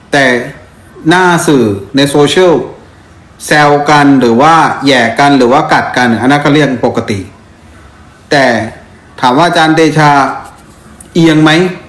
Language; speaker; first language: Thai; non-native, fluent; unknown